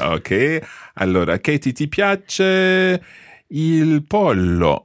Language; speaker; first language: Italian; non-native, fluent; English